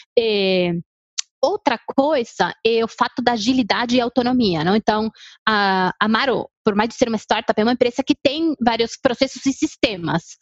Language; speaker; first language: Portuguese; non-native, fluent; Spanish